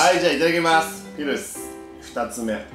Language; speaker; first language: Japanese; native; Japanese